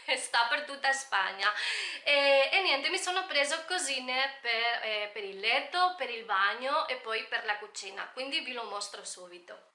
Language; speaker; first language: Italian; non-native, fluent; Spanish